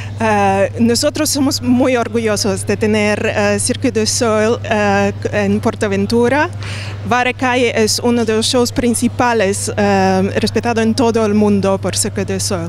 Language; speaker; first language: Spanish; non-native, learner; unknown